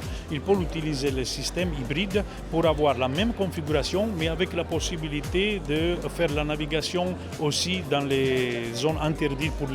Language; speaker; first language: French; non-native, fluent; Italian